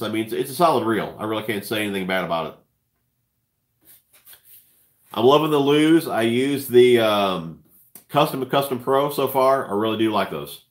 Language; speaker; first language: English; native; English